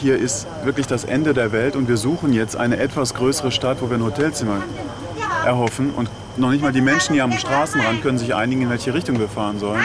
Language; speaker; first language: German; native; German